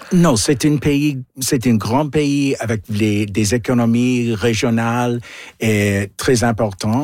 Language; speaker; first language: French; non-native, local second language; English